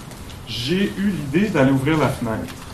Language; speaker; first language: French; native; French